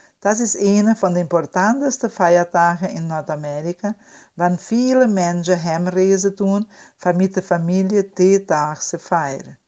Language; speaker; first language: German; non-native, learner; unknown